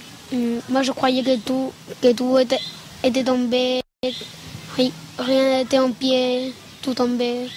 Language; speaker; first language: French; non-native, learner; Spanish